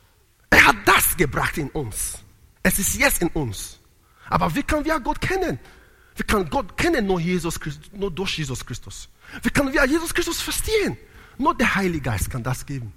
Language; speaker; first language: German; non-native, learner; Italian